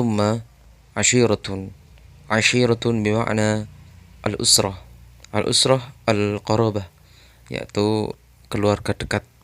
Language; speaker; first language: Arabic; non-native, learner; Indonesian